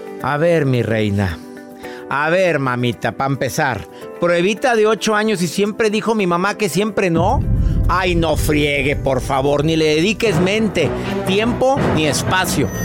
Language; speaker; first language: Spanish; native; Spanish